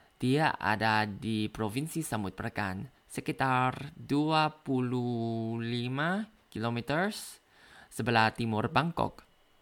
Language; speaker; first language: Indonesian; non-native, learner; Thai